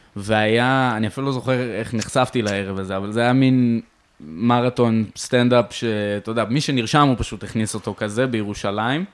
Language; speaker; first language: Hebrew; native; Hebrew